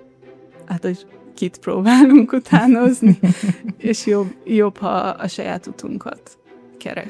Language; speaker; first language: Hungarian; early bilingual, other home language; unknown